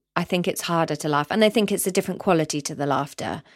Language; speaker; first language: English; native; English